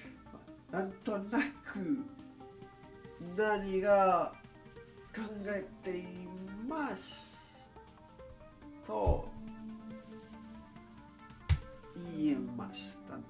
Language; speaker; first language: Japanese; non-native, learner; English